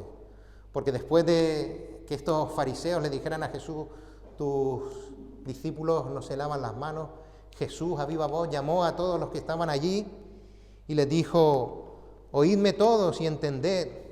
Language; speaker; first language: Spanish; native; Spanish